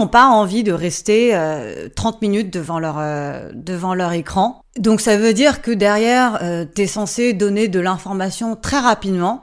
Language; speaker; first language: French; native; French